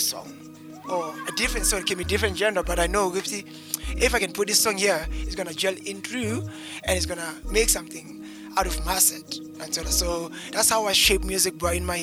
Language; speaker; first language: English; non-native, local second language; Zulu